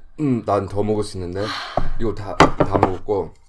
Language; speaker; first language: Korean; non-native, fluent; English